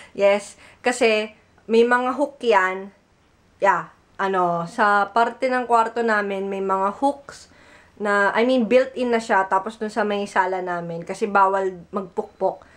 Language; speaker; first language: Filipino; native; Filipino